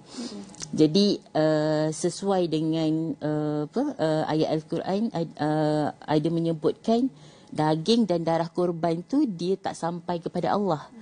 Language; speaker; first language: Malay; native; Malay